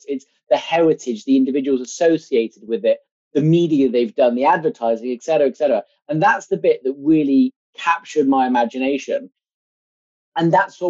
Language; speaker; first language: English; native; English